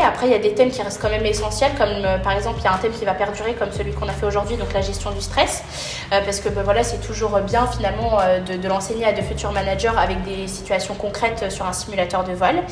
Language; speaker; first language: French; native; French